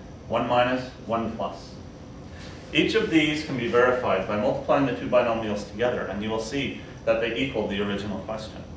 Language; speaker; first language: English; native; English